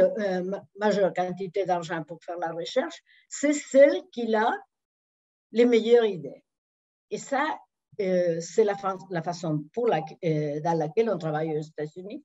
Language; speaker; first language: French; non-native, fluent; Spanish